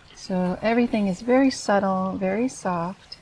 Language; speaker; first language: English; native; English